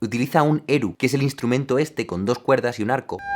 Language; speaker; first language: Spanish; native; Spanish